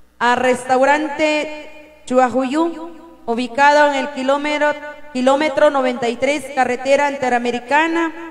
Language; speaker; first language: Spanish; native; Spanish